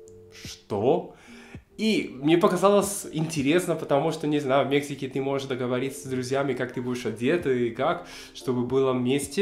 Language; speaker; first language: Russian; non-native, fluent; Spanish